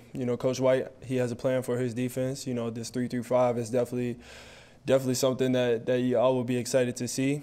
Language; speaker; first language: English; native; English